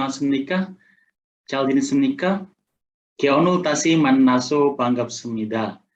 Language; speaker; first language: Korean; non-native, fluent; Indonesian